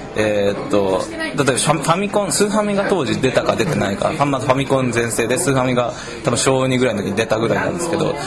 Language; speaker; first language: Japanese; native; Japanese